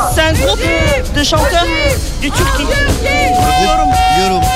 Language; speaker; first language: French; non-native, fluent; Kurdish